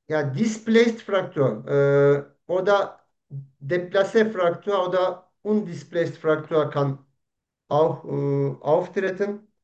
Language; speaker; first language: German; non-native, learner; Turkish